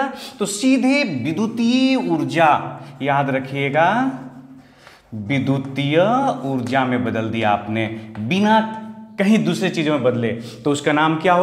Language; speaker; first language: Hindi; native; Hindi